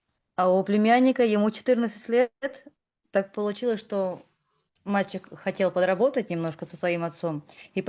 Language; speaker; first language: Russian; native; Russian